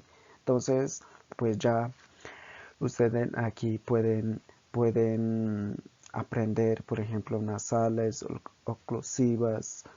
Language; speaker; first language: Spanish; non-native, local second language; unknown